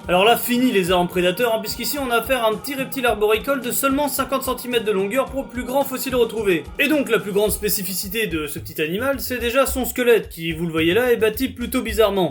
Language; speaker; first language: French; native; French